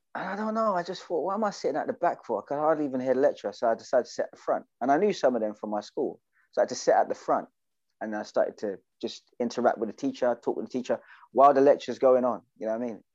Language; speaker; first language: English; native; English